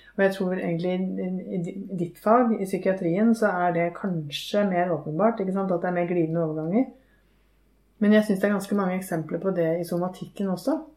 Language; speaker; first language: Norwegian; native; Norwegian